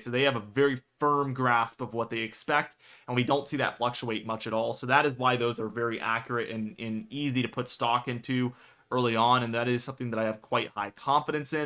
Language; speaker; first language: English; native; English